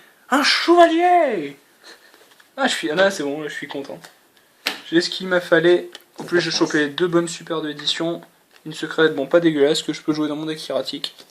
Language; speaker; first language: French; native; French